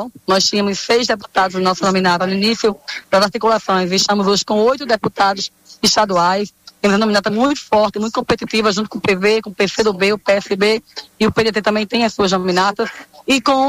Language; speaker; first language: Portuguese; native; Portuguese